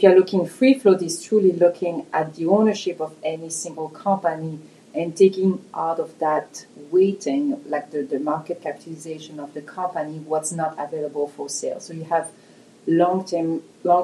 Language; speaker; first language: English; non-native, fluent; French